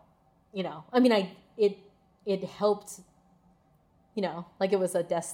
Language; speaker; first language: English; native; English